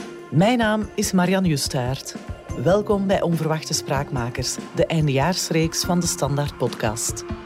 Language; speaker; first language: Dutch; native; Dutch